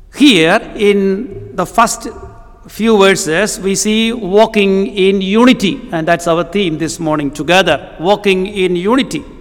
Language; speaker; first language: English; non-native, local second language; Malayalam